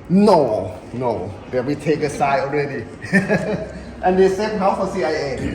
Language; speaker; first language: English; non-native, learner; Thai